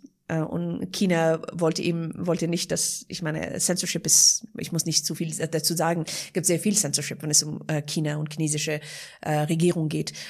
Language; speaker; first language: German; non-native, fluent; Persian